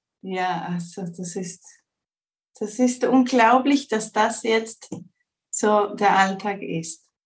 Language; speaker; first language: German; early bilingual, heritage; Spanish